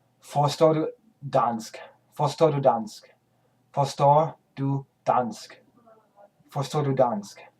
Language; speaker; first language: Danish; non-native, learner; English